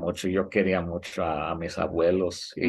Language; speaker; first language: Spanish; early bilingual, heritage; Spanish